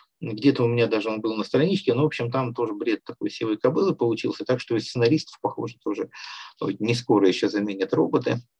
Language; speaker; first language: Russian; native; Russian